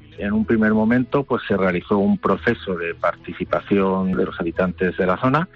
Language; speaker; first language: Spanish; native; Spanish